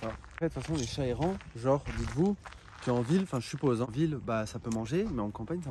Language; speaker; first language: French; native; French